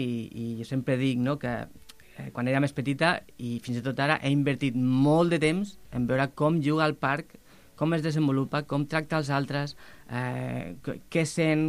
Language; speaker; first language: Catalan; native; Catalan